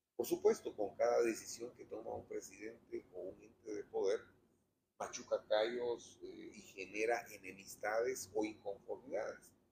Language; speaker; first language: Spanish; native; Spanish